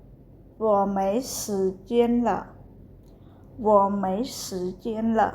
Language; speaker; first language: Chinese; non-native, fluent; Khmer